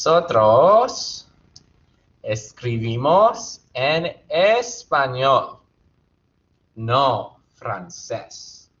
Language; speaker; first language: Spanish; non-native, fluent; English